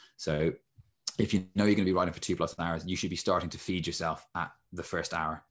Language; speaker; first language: English; native; English